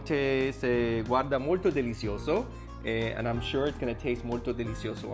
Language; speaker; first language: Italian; non-native, learner; English